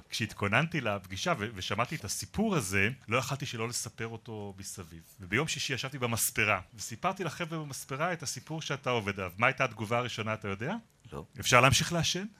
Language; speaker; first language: Hebrew; native; Hebrew